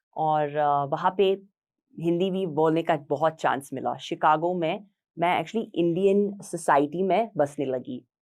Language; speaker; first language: Hindi; non-native, fluent; English